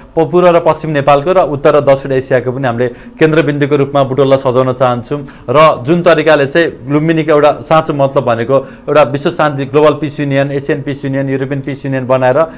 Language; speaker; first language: Nepali; native; Nepali